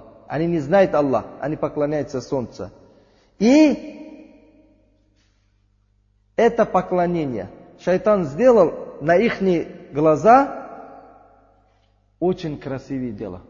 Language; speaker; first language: Russian; non-native, learner; Uzbek